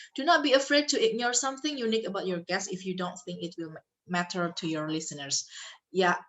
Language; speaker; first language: English; non-native, fluent; Indonesian